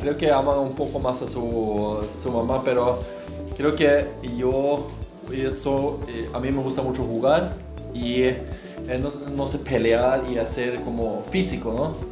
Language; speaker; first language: Spanish; non-native, fluent; Norwegian